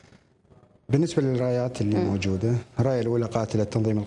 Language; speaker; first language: Arabic; native; Arabic